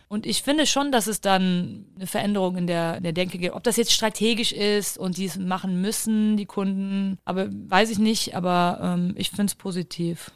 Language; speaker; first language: German; early bilingual, other home language; Turkish